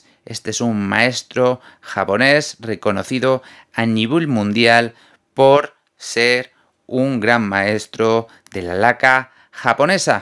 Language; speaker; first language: Spanish; native; Spanish